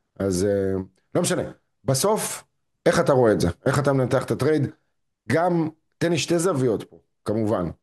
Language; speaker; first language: Hebrew; native; Hebrew